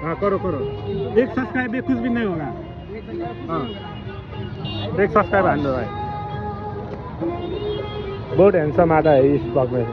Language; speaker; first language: Hindi; non-native, learner; Nepali